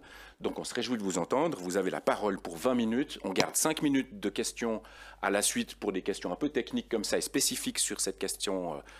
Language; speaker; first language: French; native; French